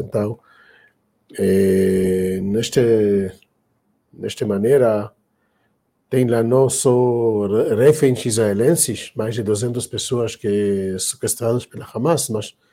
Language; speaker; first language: Portuguese; non-native, learner; Hebrew